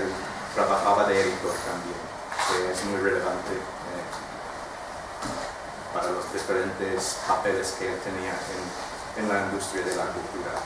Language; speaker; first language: Spanish; non-native, fluent; English